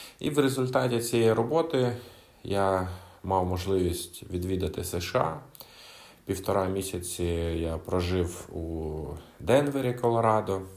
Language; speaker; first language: Ukrainian; non-native, local second language; Russian